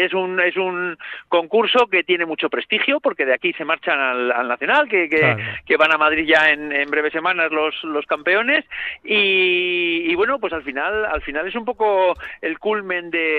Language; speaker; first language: Spanish; native; Spanish